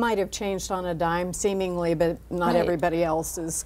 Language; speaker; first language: English; native; English